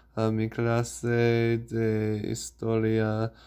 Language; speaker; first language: Spanish; non-native, learner; English